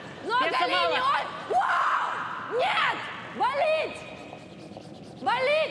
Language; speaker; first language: Russian; native; Russian